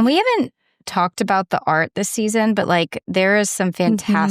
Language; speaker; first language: English; native; English